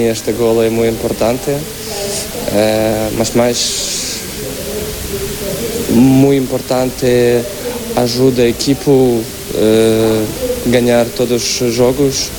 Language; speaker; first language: Portuguese; non-native, learner; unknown